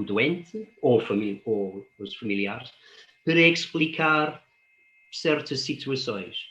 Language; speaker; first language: Portuguese; non-native, fluent; English